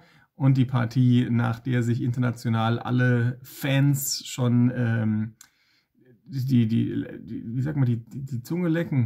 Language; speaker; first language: German; native; German